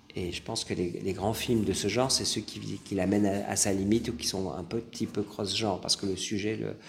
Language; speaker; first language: French; native; French